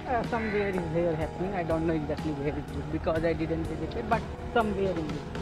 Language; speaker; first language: English; non-native, local second language; Hindi